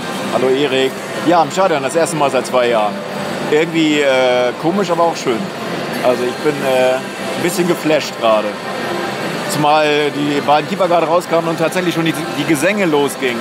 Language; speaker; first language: German; native; German